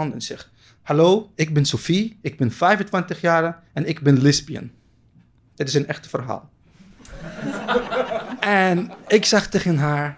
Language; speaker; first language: Dutch; non-native, learner; Arabic